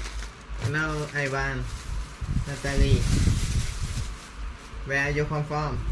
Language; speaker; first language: English; non-native, learner; Thai